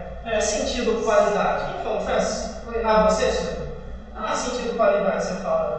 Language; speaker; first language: Portuguese; native; Portuguese